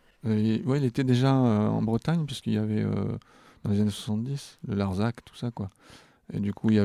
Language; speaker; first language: French; native; French